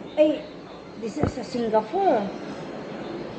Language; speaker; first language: English; non-native, local second language; Cebuano